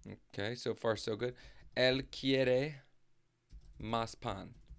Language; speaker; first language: Spanish; non-native, learner; English